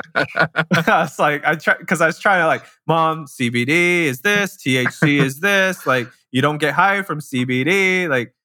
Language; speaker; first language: English; early bilingual, other home language; Filipino